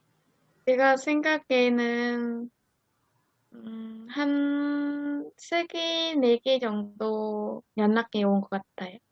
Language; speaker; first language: Korean; non-native, learner; Vietnamese